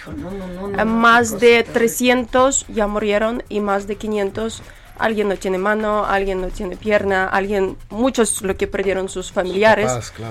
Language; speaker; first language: Spanish; non-native, fluent; Ukrainian